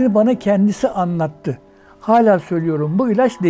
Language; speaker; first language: Turkish; native; Turkish